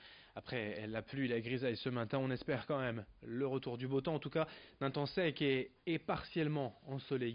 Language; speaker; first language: French; native; French